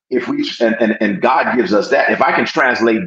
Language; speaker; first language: English; native; English